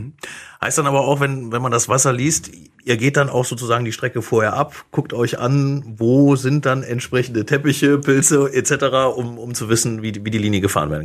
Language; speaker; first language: German; native; German